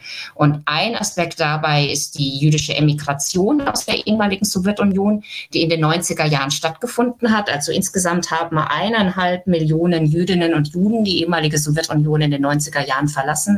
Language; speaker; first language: German; native; German